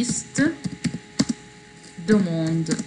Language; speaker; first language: French; non-native, fluent; Arabic